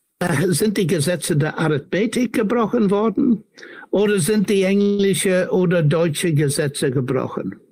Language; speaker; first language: German; non-native, fluent; English